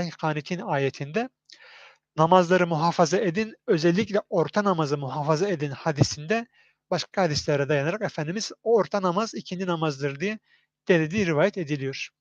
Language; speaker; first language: Turkish; native; Turkish